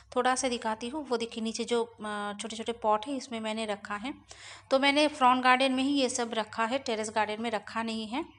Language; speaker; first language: Hindi; non-native, local second language; Bangla